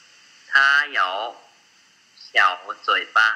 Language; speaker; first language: Chinese; non-native, learner; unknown